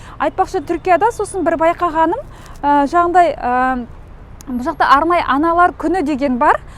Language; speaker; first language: Kazakh; native; Kazakh